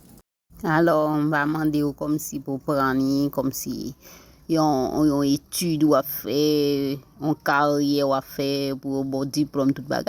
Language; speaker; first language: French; non-native, local second language; Haitian Creole